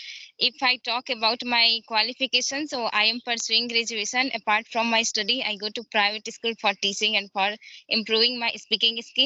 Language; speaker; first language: English; non-native, learner; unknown